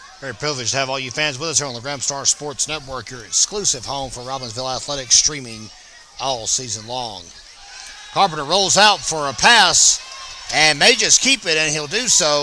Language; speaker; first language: English; native; English